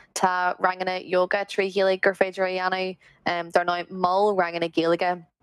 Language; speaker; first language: Irish; non-native, local second language; English